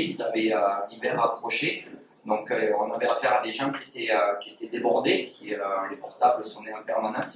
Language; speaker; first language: French; native; French